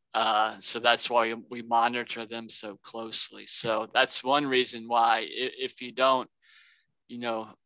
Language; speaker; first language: English; native; English